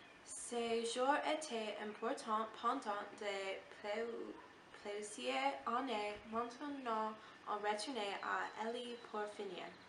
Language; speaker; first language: French; non-native, learner; English